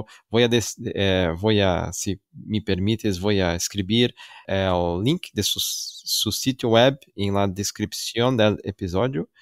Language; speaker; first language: Spanish; non-native, fluent; Portuguese